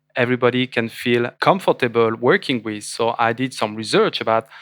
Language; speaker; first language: English; non-native, fluent; French